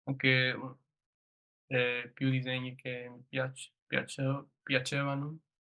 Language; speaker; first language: Italian; non-native, learner; English